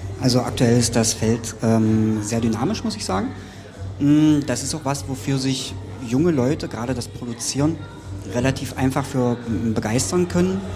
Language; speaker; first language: German; native; German